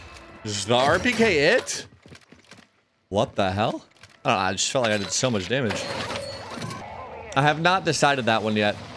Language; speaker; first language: English; native; English